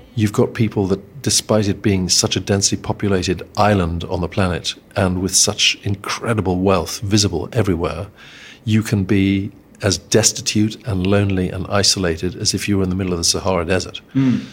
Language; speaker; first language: English; native; English